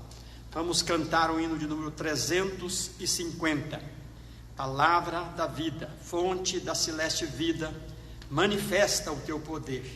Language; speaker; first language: Portuguese; native; Portuguese